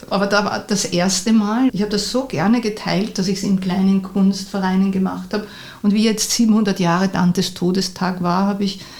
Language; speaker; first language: German; native; German